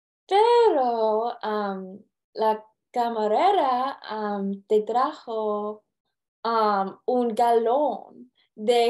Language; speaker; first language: Spanish; non-native, learner; English